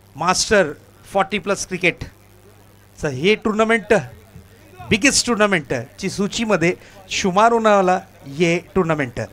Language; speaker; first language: Hindi; non-native, local second language; Marathi